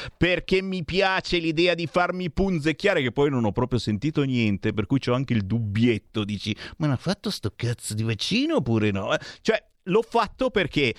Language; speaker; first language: Italian; native; Italian